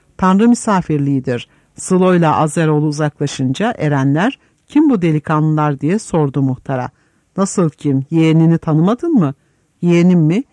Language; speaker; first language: Turkish; native; Turkish